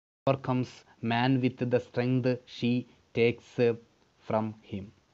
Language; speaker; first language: English; non-native, local second language; Malayalam